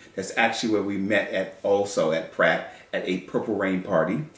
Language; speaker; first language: English; native; English